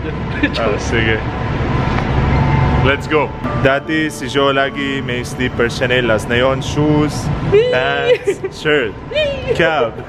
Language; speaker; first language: Filipino; non-native, learner; Arabic